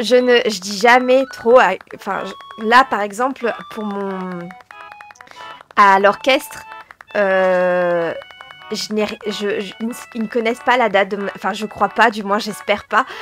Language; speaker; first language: French; native; French